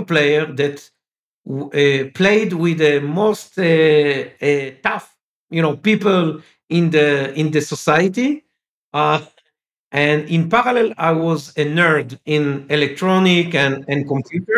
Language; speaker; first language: English; non-native, fluent; French